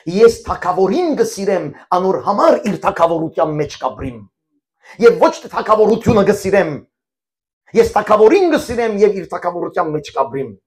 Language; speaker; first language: Armenian; early bilingual, heritage; Armenian